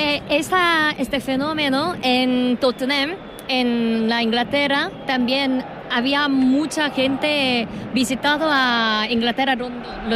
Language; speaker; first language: Spanish; non-native, learner; Korean